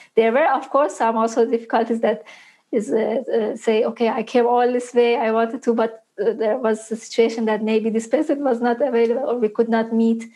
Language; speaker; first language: English; non-native, fluent; Persian